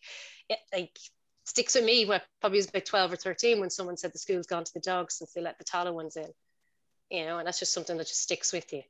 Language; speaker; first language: English; native; English